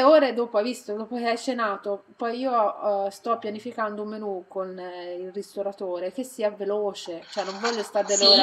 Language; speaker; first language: Italian; native; Italian